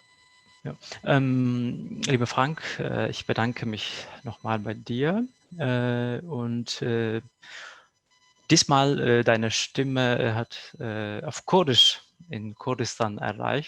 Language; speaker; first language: German; non-native, fluent; Kurdish